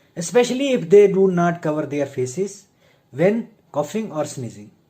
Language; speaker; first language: English; non-native, local second language; Hindi